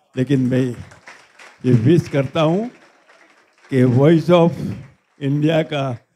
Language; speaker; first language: Hindi; non-native, local second language; Gujarati